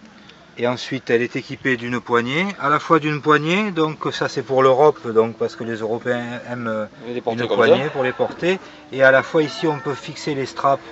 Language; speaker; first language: French; native; French